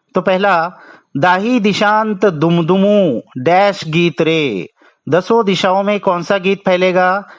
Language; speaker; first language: Hindi; non-native, local second language; Marathi